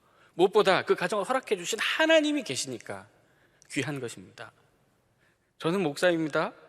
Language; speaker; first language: Korean; native; Korean